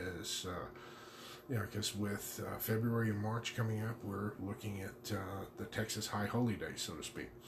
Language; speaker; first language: English; native; English